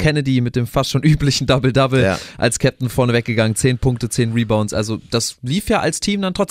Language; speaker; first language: German; native; German